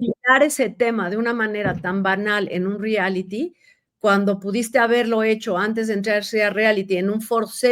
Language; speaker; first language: Spanish; native; Spanish